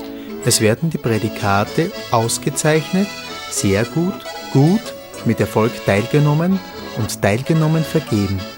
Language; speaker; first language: German; native; German